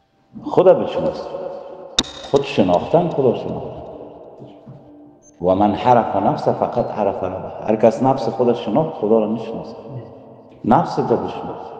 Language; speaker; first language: Persian; native; Persian